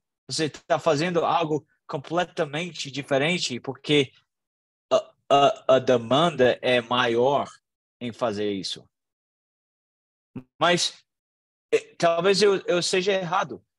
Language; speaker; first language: Portuguese; non-native, learner; English